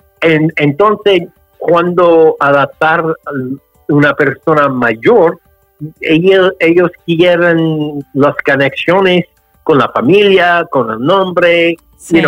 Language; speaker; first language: Spanish; non-native, learner; English